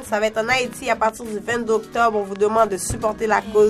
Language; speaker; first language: French; early bilingual, heritage; French